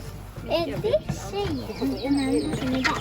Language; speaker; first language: Swedish; early bilingual, other home language; Urdu